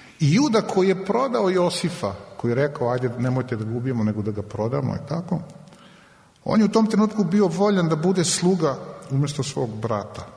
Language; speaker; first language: Serbian; native; Serbian